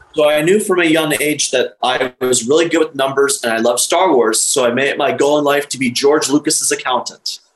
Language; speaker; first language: English; native; English